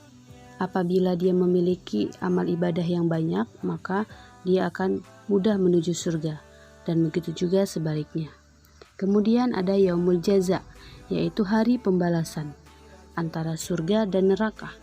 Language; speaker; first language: Indonesian; native; Indonesian